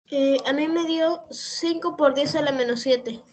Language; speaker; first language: Spanish; native; Spanish